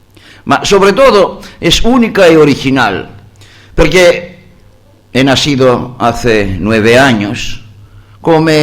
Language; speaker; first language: Spanish; non-native, learner; Greek